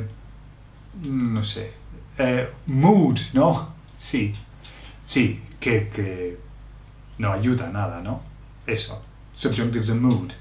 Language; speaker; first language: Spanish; non-native, fluent; English